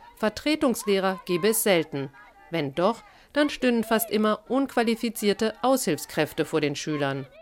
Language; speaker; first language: German; native; German